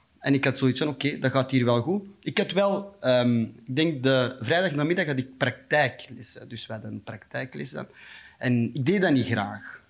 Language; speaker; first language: Dutch; non-native, local second language; Turkish